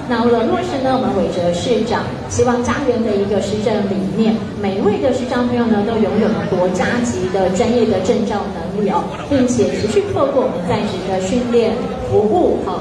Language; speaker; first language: Chinese; native; Chinese